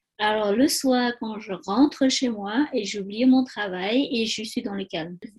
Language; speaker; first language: French; non-native, learner; Tibetan